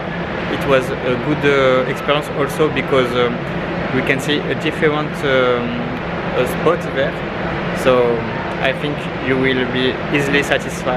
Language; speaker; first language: English; non-native, learner; French